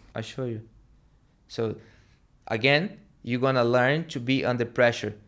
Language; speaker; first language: English; non-native, learner; Portuguese